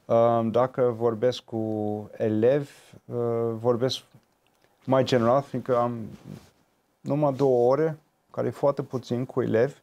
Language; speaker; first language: Romanian; non-native, fluent; English